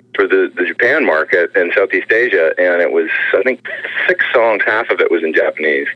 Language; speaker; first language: English; native; English